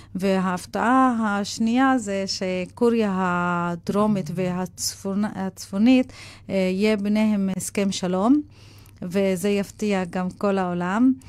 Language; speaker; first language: Hebrew; non-native, local second language; Arabic